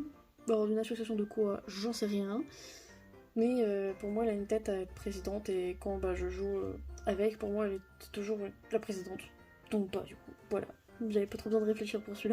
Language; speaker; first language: French; native; French